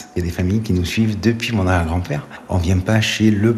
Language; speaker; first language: French; native; French